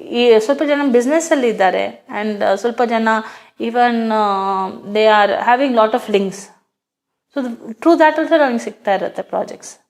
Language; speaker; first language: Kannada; non-native, local second language; Hindi